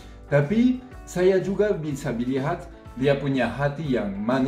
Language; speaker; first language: Indonesian; non-native, fluent; French